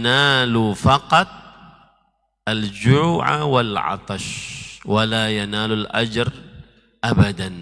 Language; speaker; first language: Arabic; non-native, fluent; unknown